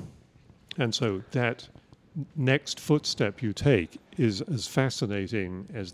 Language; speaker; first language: English; native; English